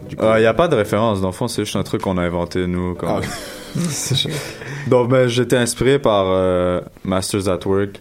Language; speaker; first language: French; non-native, local second language; Arabic